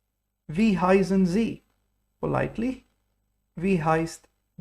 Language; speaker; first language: German; non-native, fluent; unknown